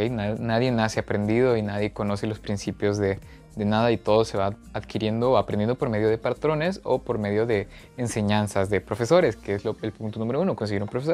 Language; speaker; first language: Spanish; native; Spanish